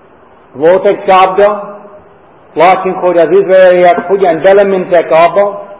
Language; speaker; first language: Hungarian; non-native, fluent; English